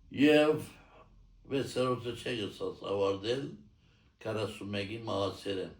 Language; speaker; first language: Armenian; native; Armenian